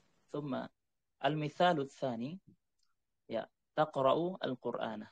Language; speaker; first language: Arabic; non-native, fluent; Indonesian